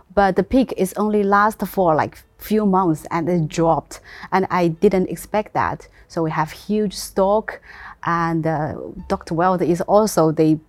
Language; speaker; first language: English; non-native, fluent; Chinese